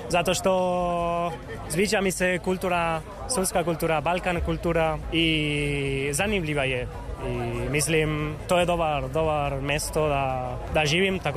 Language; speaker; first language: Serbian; non-native, learner; Spanish